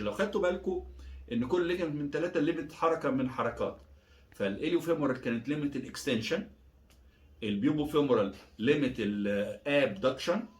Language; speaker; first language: Arabic; native; Arabic